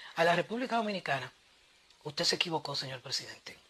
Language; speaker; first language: Spanish; native; Spanish